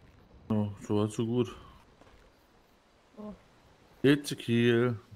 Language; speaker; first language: German; native; German